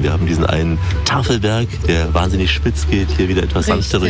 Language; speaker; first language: German; native; German